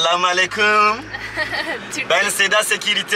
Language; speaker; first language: Turkish; non-native, learner; Hausa